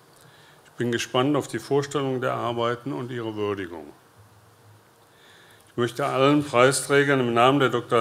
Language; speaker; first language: German; native; German